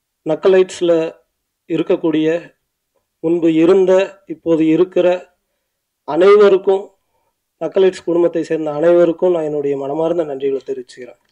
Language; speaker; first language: Tamil; native; Tamil